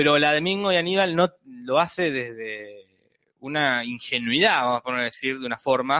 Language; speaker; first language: Spanish; native; Spanish